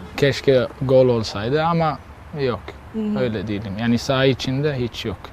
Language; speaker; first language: Turkish; non-native, learner; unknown